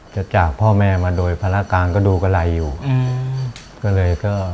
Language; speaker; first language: Thai; native; Thai